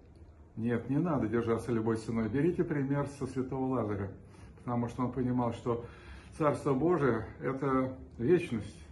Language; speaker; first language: Russian; native; Russian